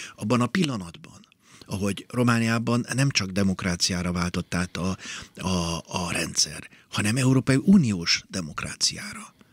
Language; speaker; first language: Hungarian; native; Hungarian